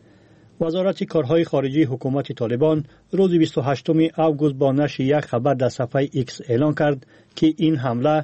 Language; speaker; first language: Persian; native; Persian